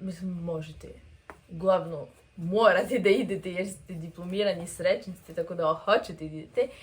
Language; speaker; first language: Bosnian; early bilingual, heritage; Serbian